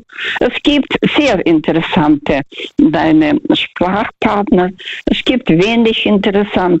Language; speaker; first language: German; early bilingual, heritage; Russian